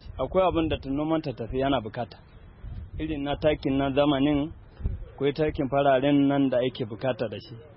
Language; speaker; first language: Hausa; non-native, local second language; Kanuri